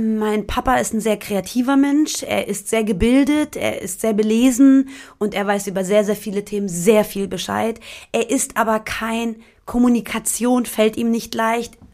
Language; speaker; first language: German; early bilingual, other home language; Persian